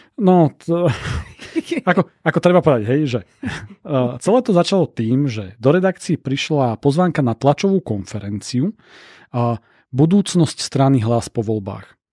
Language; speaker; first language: Slovak; native; Slovak